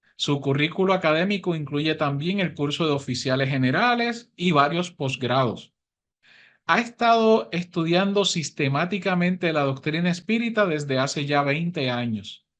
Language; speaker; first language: Spanish; native; Spanish